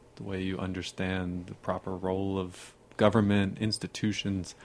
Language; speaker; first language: English; native; English